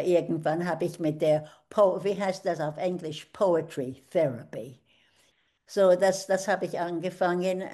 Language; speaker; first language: German; early bilingual, heritage; German